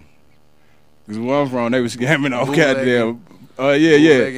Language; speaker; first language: English; native; English